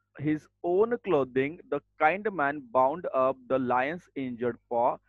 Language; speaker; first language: English; non-native, local second language; Marathi